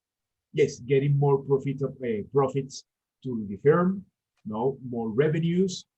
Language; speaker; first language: English; non-native, fluent; Spanish